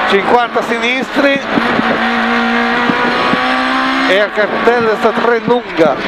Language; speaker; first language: Italian; native; Italian